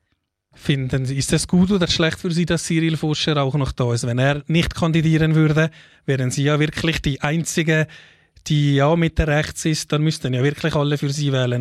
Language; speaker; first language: German; native; German